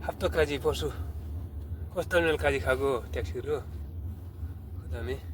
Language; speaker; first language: Korean; non-native, learner; Nepali